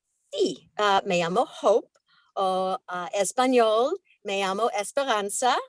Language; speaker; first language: Spanish; non-native, learner; English